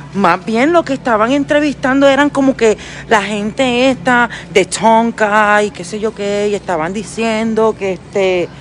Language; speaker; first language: Spanish; early bilingual, heritage; Spanish